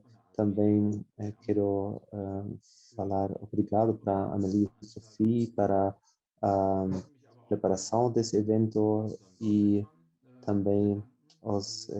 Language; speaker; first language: Portuguese; non-native, fluent; German